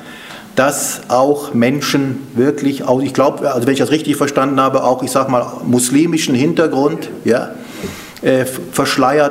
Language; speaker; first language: German; native; German